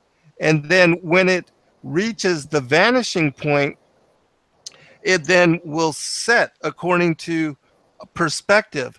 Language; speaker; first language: English; native; English